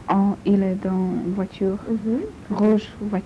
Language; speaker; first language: French; non-native, learner; Polish